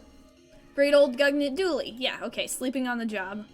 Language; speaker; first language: English; native; English